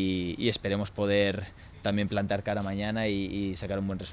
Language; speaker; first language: Spanish; native; Spanish